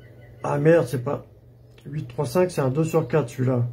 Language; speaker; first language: French; native; French